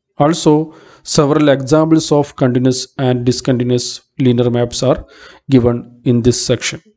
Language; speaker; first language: English; non-native, local second language; Malayalam